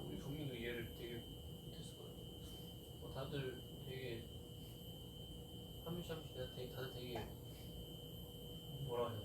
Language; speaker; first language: Korean; non-native, fluent; Chinese